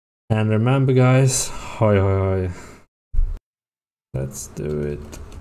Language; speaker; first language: English; non-native, fluent; Swedish